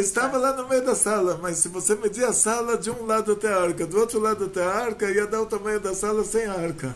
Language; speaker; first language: Portuguese; native; Portuguese